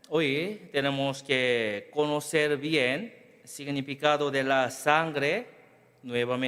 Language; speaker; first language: Spanish; non-native, learner; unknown